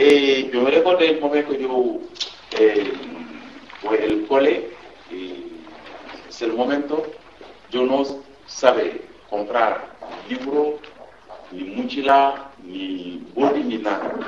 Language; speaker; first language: Spanish; non-native, learner; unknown